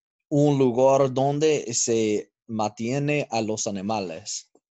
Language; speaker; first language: Spanish; non-native, learner; English